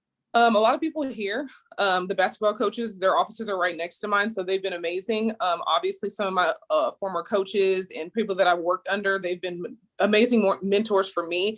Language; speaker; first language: English; native; English